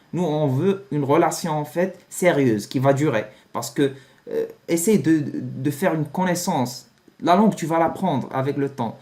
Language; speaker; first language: French; non-native, fluent; Arabic